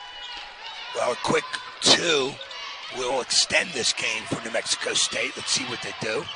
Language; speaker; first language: English; native; English